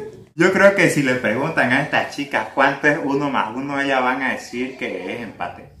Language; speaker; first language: Spanish; native; Spanish